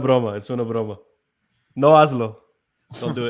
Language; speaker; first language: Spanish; non-native, learner; English